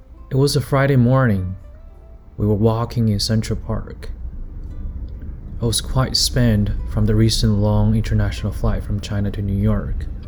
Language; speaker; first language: English; non-native, fluent; Chinese